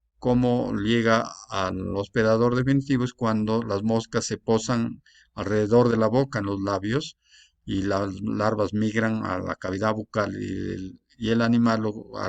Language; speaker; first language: Spanish; native; Spanish